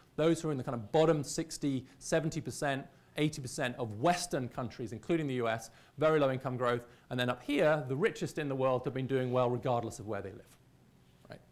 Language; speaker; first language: English; native; English